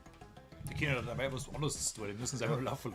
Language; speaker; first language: German; native; German